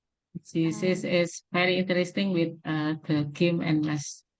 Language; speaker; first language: English; non-native, learner; Indonesian